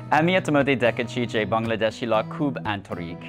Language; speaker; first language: Bangla; non-native, learner; English